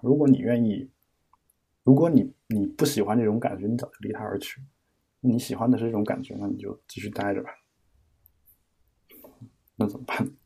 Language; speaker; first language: Chinese; native; Chinese